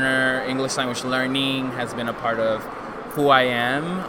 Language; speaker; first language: English; early bilingual, other home language; Spanish